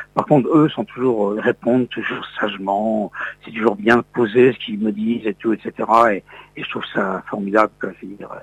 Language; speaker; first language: French; native; French